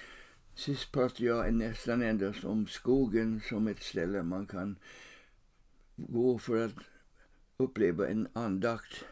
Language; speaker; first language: Swedish; non-native, fluent; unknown